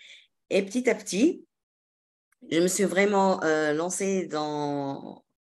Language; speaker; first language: French; non-native, local second language; Arabic